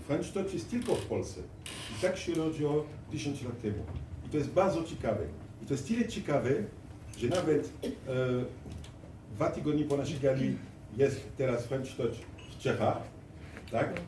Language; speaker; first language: Polish; non-native, fluent; French